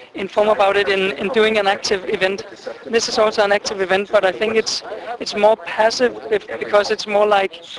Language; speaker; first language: English; non-native, fluent; Danish